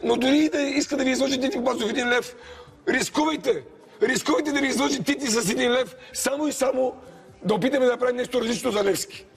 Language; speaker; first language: Bulgarian; native; Bulgarian